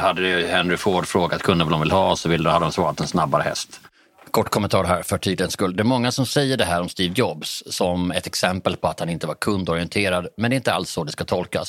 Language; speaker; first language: Swedish; native; Swedish